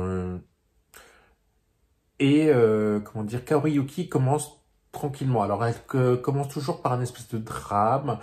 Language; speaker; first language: French; native; French